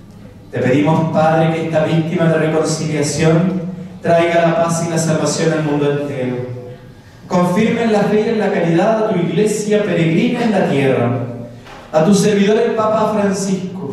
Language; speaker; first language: Spanish; native; Spanish